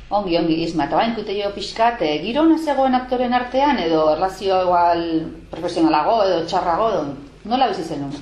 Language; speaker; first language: Basque; non-native, local second language; Spanish